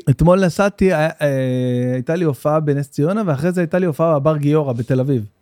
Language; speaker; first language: Hebrew; native; Hebrew